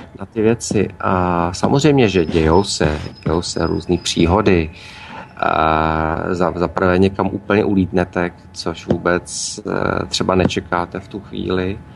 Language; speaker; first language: Czech; native; Czech